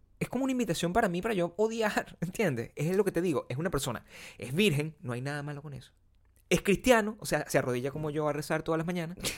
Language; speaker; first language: Spanish; native; Spanish